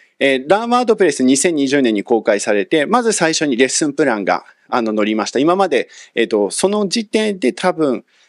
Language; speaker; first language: Japanese; early bilingual, other home language; English